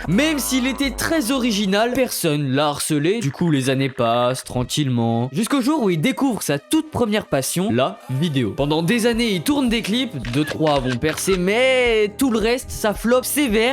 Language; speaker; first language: French; native; French